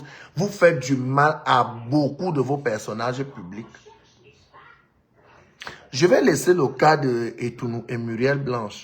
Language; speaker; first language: French; non-native, local second language; Lingala